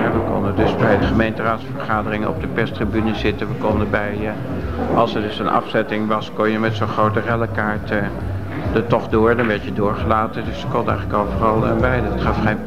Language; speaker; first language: Dutch; native; Dutch